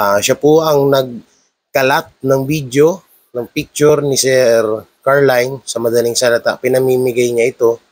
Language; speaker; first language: Filipino; native; Filipino